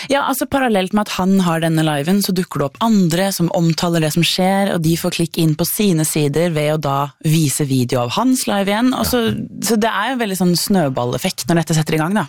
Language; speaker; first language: Norwegian; native; Norwegian